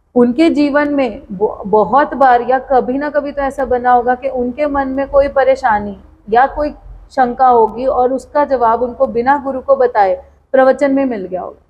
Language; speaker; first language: Hindi; non-native, local second language; Punjabi